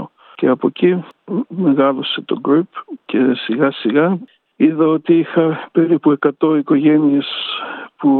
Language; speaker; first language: Greek; early bilingual, heritage; Greek